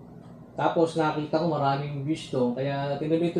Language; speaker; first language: Filipino; native; Filipino